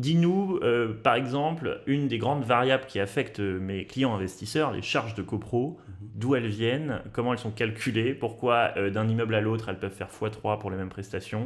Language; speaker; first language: French; native; French